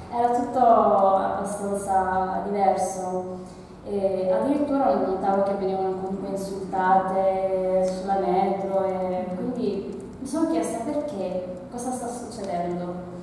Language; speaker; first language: Italian; early bilingual, other home language; Arabic